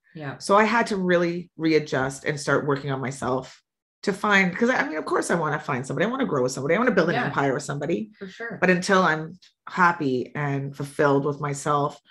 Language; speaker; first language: English; native; English